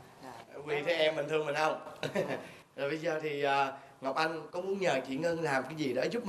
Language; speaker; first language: Vietnamese; native; Vietnamese